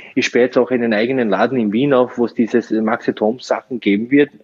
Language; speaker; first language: German; non-native, fluent; Slovenian